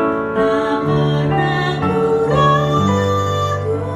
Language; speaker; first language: Indonesian; native; Indonesian